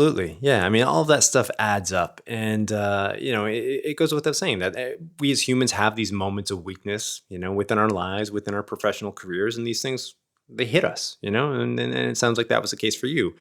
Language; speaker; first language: English; native; English